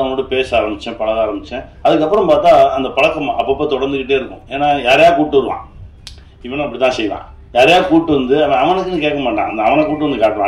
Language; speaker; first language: Tamil; native; Tamil